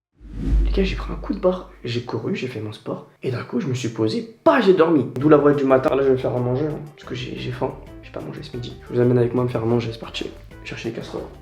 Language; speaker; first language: French; native; French